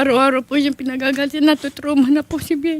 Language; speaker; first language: Filipino; native; Filipino